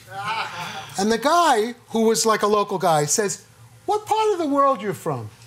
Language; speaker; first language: English; native; English